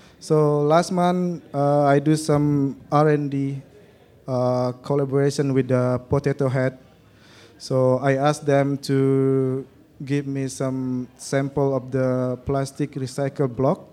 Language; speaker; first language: English; non-native, learner; Indonesian